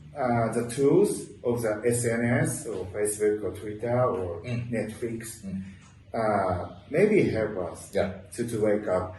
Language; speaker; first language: English; non-native, learner; Japanese